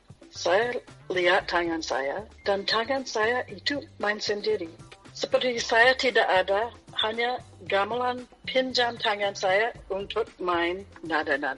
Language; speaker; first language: Indonesian; non-native, fluent; English